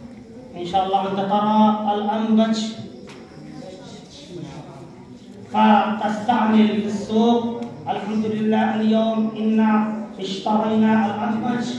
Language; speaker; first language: Arabic; non-native, fluent; Urdu